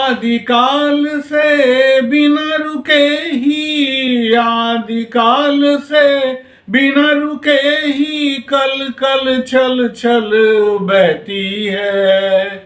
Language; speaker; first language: Hindi; native; Hindi